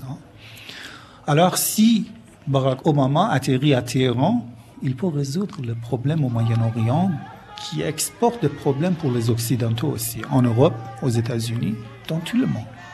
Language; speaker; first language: French; non-native, fluent; Persian